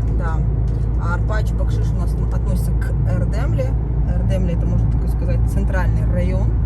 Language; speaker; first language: Russian; native; Russian